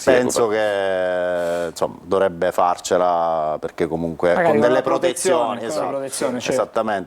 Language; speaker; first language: Italian; native; Italian